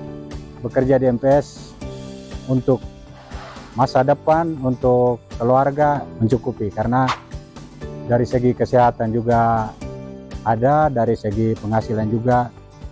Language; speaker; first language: Indonesian; non-native, local second language; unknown